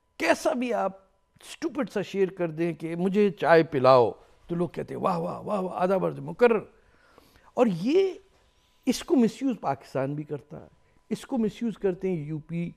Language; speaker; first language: Urdu; native; Urdu